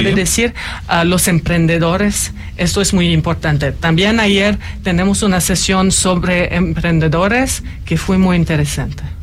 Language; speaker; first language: Spanish; non-native, fluent; French